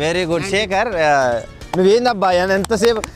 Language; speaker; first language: Telugu; native; Telugu